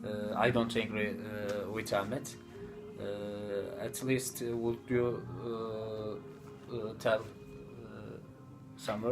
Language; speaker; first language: English; non-native, learner; Turkish